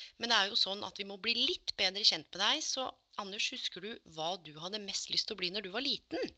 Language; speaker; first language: Norwegian; native; Norwegian